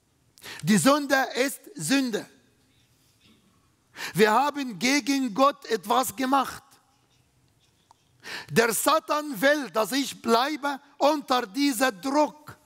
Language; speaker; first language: German; non-native, fluent; Arabic